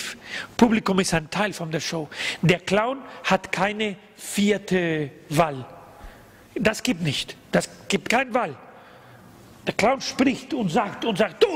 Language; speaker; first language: German; non-native, learner; Spanish